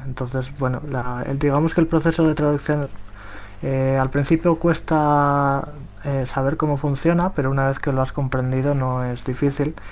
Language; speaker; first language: Spanish; native; Spanish